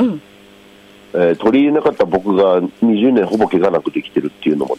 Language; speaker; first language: Japanese; native; Japanese